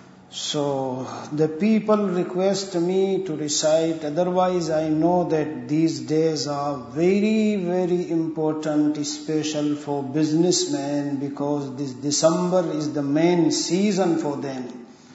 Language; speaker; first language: English; non-native, local second language; Urdu